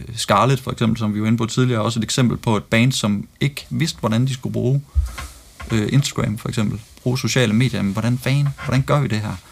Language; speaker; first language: Danish; native; Danish